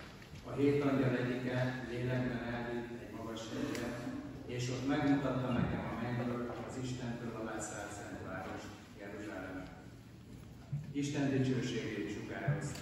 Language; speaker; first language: Hungarian; native; Hungarian